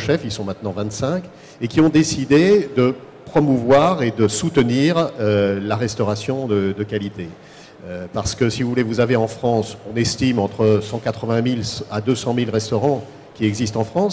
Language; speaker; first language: French; native; French